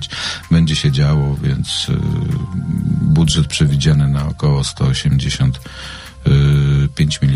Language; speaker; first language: Polish; native; Polish